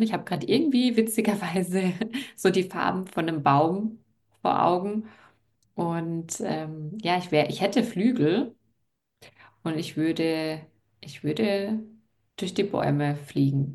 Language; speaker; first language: German; native; German